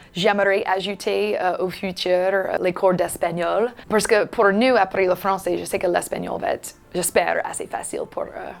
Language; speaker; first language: French; non-native, fluent; English